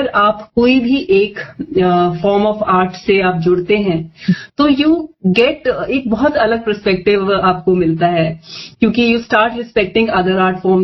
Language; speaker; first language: Hindi; native; Hindi